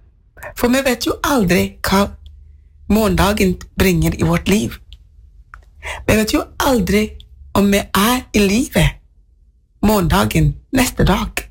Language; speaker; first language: Norwegian; non-native, fluent; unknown